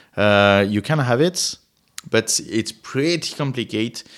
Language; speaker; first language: English; non-native, fluent; French